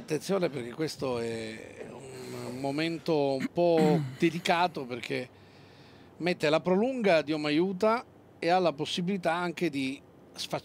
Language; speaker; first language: Italian; native; Italian